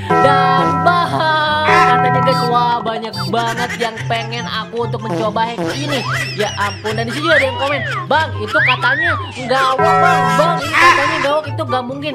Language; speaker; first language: Indonesian; native; Indonesian